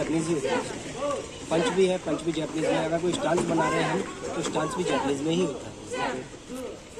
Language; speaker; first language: Hindi; native; Hindi